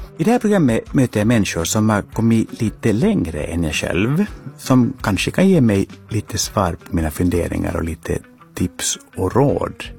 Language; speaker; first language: Swedish; native; Swedish